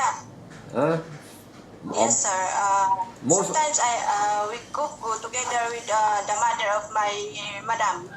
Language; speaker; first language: English; non-native, learner; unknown